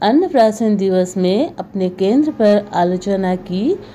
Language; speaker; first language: Hindi; non-native, local second language; Bangla